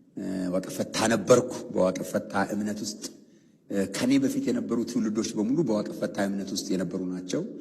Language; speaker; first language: Amharic; non-native, local second language; Oromo